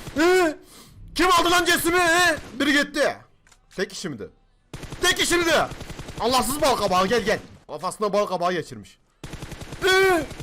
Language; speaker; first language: Turkish; native; Turkish